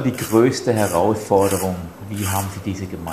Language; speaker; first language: German; native; German